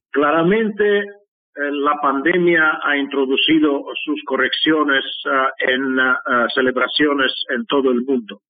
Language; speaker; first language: Spanish; non-native, fluent; Russian